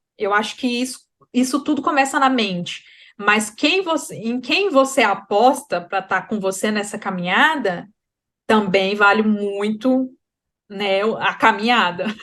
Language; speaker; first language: Portuguese; native; Portuguese